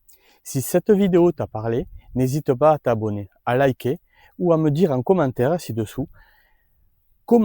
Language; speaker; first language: French; native; French